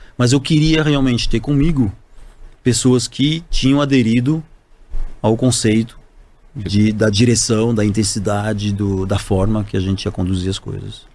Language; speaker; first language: Portuguese; non-native, fluent; French